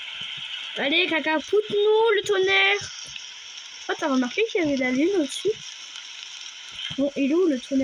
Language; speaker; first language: French; native; French